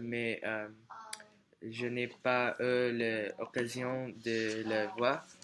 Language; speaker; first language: French; non-native, learner; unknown